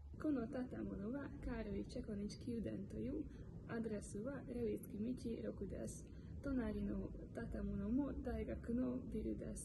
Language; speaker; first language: Japanese; non-native, learner; Hungarian